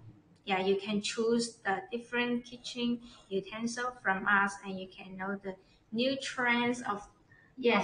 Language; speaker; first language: English; non-native, learner; Chinese